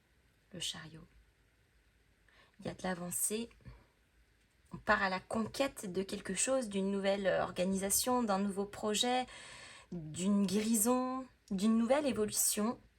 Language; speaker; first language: French; native; French